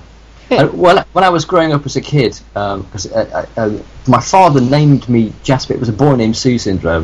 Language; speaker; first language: English; native; English